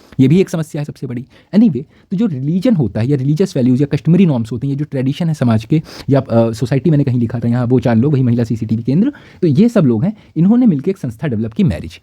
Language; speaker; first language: Hindi; native; Hindi